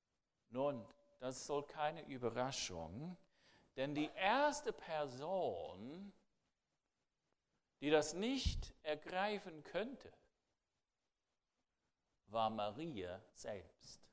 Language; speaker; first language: German; non-native, fluent; English